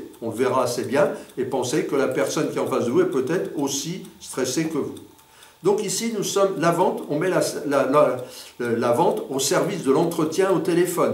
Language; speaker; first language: French; native; French